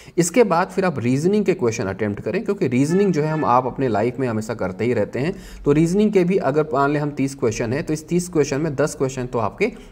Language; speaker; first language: Hindi; native; Hindi